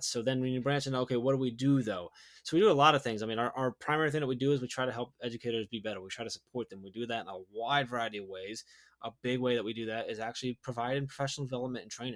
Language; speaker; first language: English; native; English